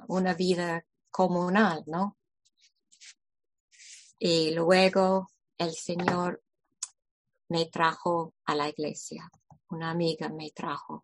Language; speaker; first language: Spanish; non-native, fluent; English